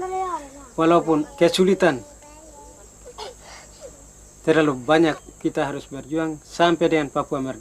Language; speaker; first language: Indonesian; non-native, local second language; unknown